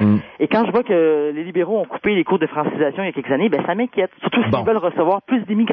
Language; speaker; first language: French; native; French